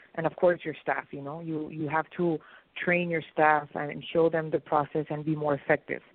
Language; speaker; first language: English; non-native, fluent; Spanish